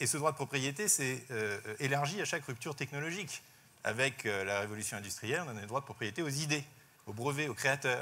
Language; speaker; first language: French; native; French